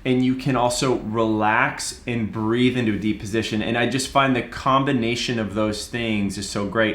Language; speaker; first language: English; native; English